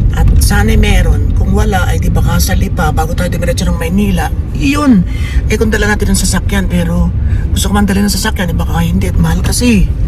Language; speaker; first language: Filipino; native; Filipino